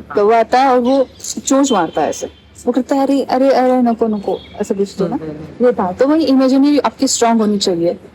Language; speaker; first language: Hindi; non-native, local second language; Marathi